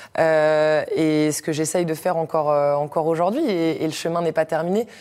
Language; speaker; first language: French; native; French